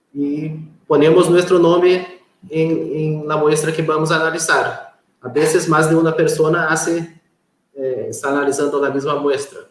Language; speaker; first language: Spanish; non-native, fluent; Portuguese